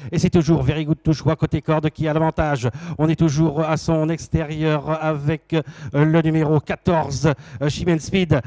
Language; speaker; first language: French; native; French